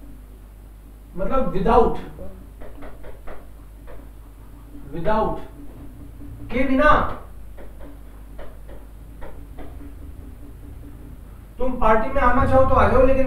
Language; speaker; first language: Hindi; native; Hindi